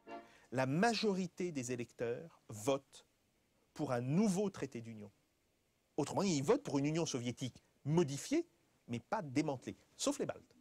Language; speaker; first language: French; native; French